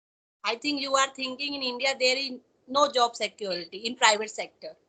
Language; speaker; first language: English; non-native, local second language; Hindi